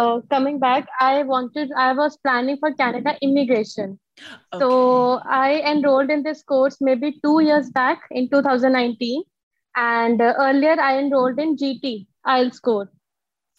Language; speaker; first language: English; non-native, local second language; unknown